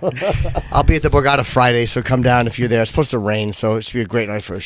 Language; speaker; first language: English; native; English